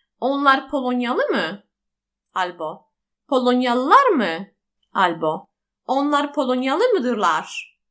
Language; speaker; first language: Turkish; non-native, fluent; Polish